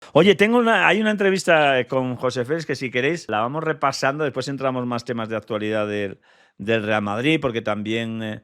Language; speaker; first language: Spanish; native; Spanish